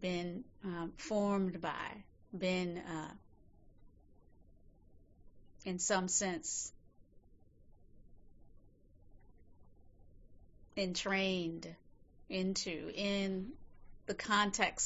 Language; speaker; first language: English; native; English